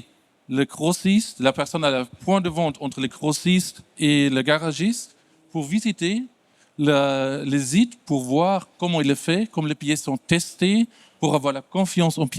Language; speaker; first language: French; non-native, fluent; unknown